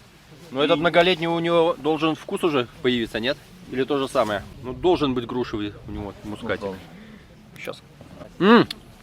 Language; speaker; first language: Russian; native; Russian